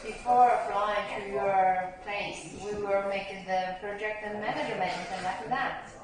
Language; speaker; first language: English; non-native, learner; Chinese